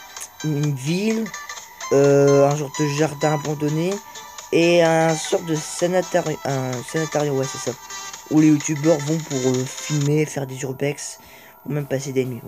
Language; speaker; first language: French; native; French